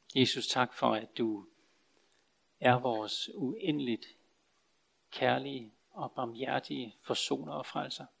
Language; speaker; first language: Danish; native; Danish